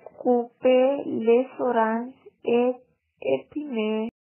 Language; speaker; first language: French; non-native, learner; Spanish